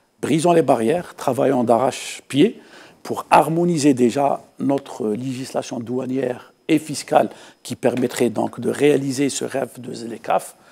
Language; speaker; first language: French; non-native, local second language; Arabic